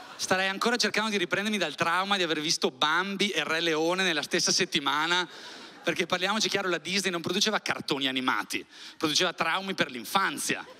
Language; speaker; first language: Italian; early bilingual, other home language; Albanian